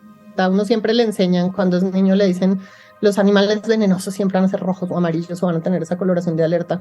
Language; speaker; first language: Spanish; native; Spanish